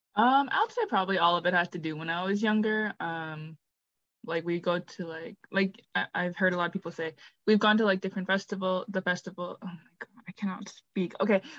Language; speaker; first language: English; native; English